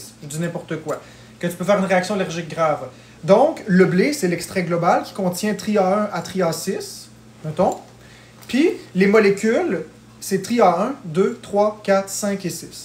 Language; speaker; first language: French; native; French